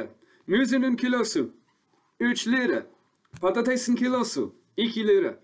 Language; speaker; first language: Turkish; non-native, learner; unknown